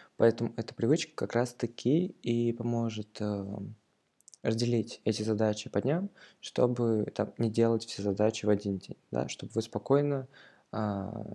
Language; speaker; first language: Russian; native; Russian